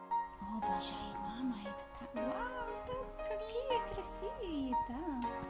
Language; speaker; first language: Russian; non-native, fluent; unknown